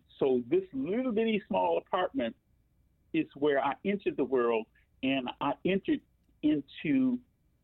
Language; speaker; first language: English; native; English